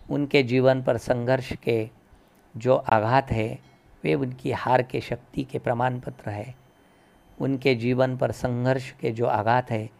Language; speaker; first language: Hindi; non-native, local second language; Marathi